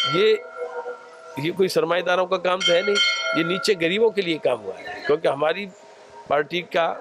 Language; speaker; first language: Hindi; native; Hindi